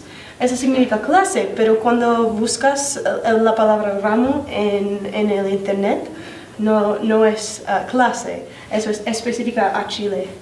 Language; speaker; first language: Spanish; non-native, fluent; English